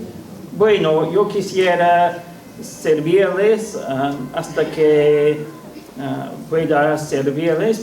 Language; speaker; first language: Spanish; non-native, fluent; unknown